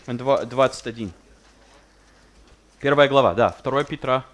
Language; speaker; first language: Russian; non-native, fluent; English